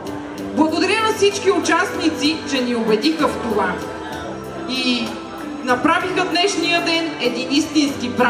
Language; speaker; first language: Bulgarian; native; Bulgarian